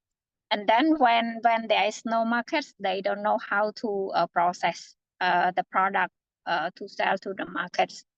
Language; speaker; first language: English; non-native, fluent; Khmer